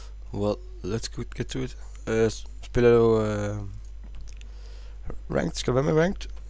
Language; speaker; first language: English; non-native, fluent; Danish